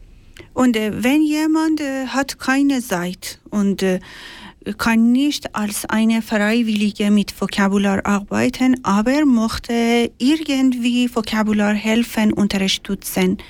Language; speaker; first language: German; non-native, learner; Persian